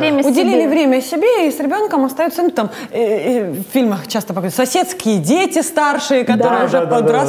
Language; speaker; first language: Russian; native; Russian